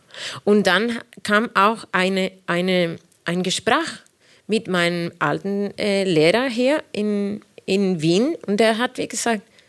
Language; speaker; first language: German; non-native, fluent; Spanish